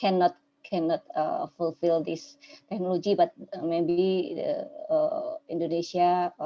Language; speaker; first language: English; non-native, learner; Indonesian